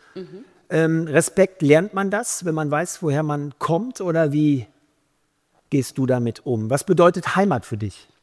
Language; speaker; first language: German; native; German